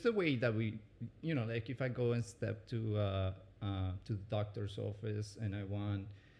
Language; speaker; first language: English; non-native, fluent; Spanish